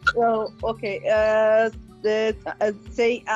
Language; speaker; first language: English; non-native, learner; Arabic